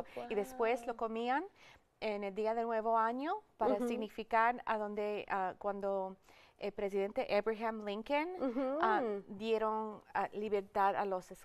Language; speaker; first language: Spanish; early bilingual, heritage; English